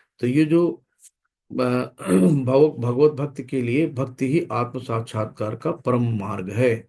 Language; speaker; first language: Hindi; native; Hindi